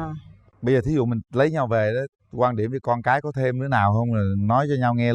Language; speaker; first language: Vietnamese; native; Vietnamese